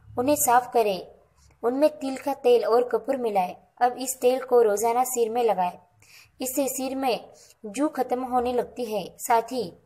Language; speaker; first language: Hindi; non-native, local second language; Marathi